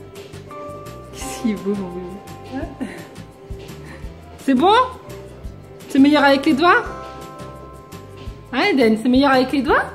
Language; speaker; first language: French; native; French